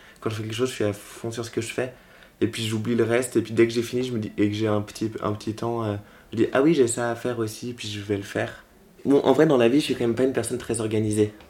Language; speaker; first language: French; native; French